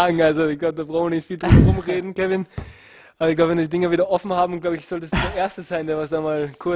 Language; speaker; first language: German; native; German